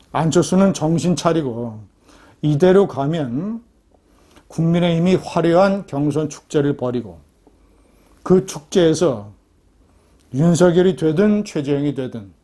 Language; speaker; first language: Korean; native; Korean